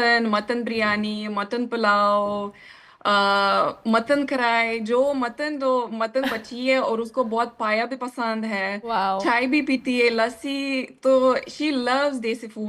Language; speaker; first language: Hindi; non-native, learner; Lithuanian